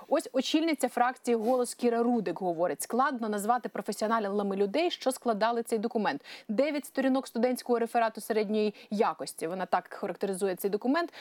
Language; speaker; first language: Ukrainian; native; Ukrainian